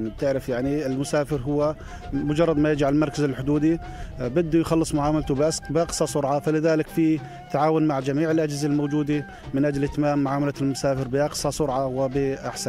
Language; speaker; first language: Arabic; native; Arabic